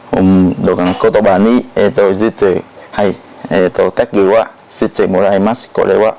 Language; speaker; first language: Japanese; non-native, learner; Thai